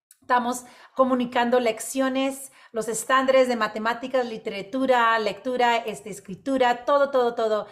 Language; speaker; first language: Spanish; non-native, local second language; English